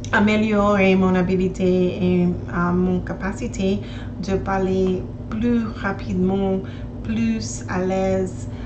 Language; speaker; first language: French; non-native, learner; English